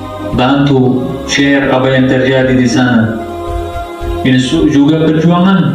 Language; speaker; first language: Indonesian; non-native, fluent; Arabic